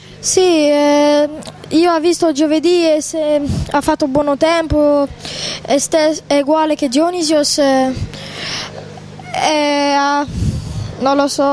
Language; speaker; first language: Italian; non-native, learner; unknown